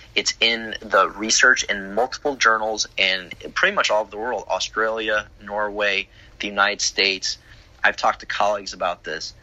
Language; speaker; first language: English; native; English